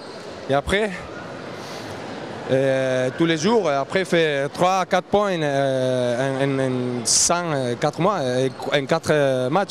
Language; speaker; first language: French; non-native, learner; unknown